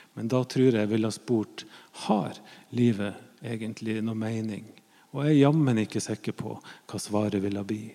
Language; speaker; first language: Norwegian; native; Norwegian